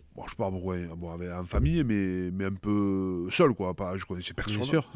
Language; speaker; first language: French; native; French